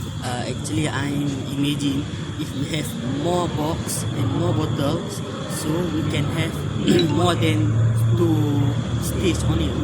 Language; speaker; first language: English; non-native, learner; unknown